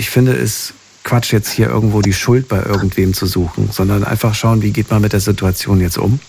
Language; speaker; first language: German; native; German